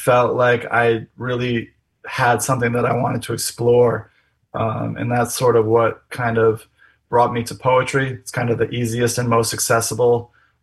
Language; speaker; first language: English; native; English